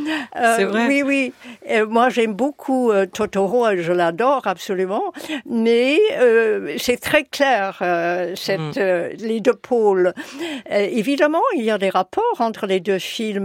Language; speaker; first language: French; non-native, fluent; English